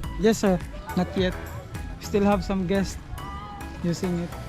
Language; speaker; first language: English; non-native, local second language; Cebuano